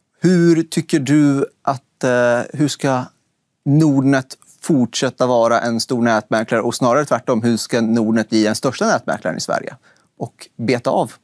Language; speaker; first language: Swedish; native; Swedish